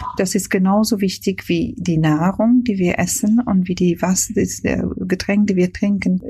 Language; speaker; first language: German; non-native, fluent; Hungarian